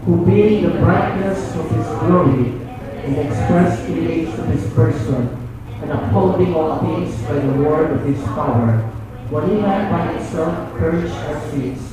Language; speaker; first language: English; non-native, local second language; Filipino